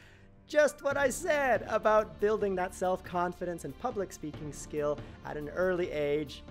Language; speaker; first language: English; native; English